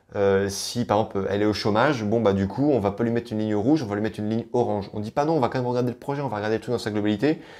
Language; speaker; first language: French; native; French